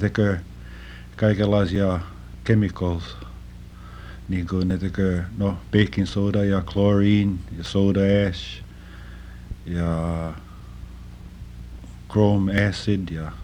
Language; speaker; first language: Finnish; early bilingual, heritage; Finnish